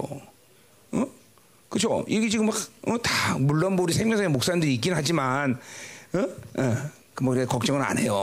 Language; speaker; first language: Korean; native; Korean